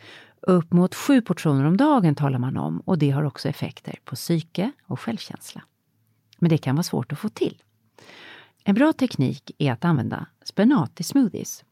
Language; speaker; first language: Swedish; native; Swedish